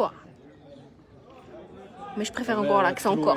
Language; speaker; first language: French; native; French